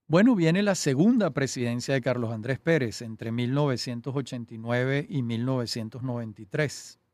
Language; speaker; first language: Spanish; native; Spanish